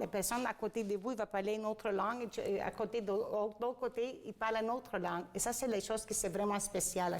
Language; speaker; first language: French; non-native, fluent; Greek